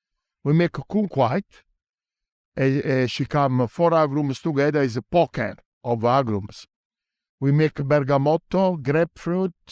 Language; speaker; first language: English; non-native, learner; Italian